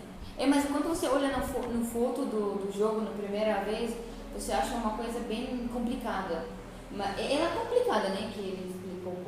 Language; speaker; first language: Portuguese; non-native, fluent; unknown